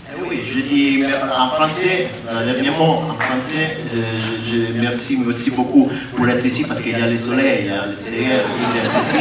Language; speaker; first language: French; non-native, learner; Italian